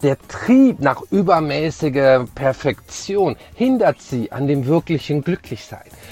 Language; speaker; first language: German; native; German